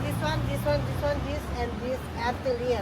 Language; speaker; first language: English; non-native, local second language; Filipino